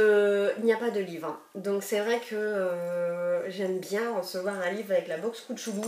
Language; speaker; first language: French; native; French